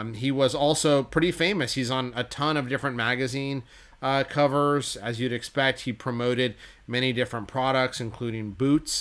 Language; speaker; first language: English; native; English